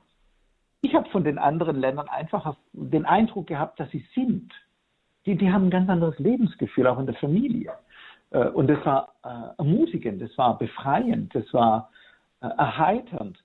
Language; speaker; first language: German; native; German